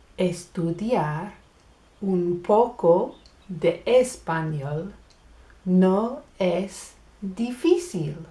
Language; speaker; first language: Spanish; non-native, learner; English